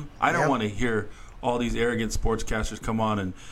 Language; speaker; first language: English; native; English